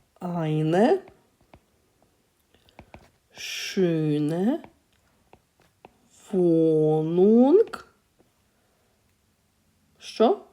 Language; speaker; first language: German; non-native, fluent; Ukrainian